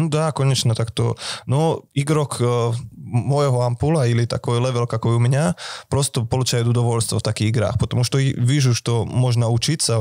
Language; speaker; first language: Russian; non-native, fluent; Slovak